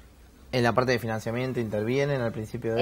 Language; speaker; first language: Spanish; native; Spanish